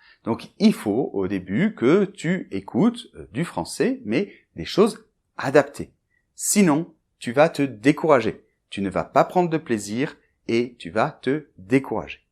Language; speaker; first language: French; native; French